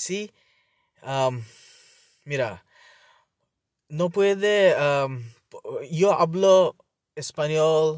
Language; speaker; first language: Spanish; non-native, learner; Bangla